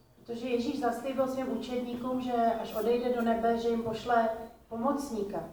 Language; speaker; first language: Czech; native; Czech